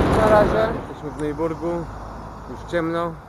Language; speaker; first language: Polish; native; Polish